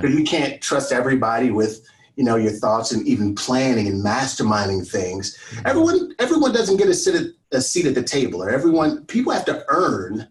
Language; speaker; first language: English; native; English